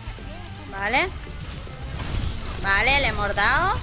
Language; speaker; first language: Spanish; native; Spanish